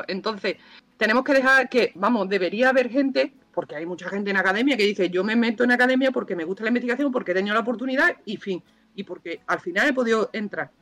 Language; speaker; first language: Spanish; native; Spanish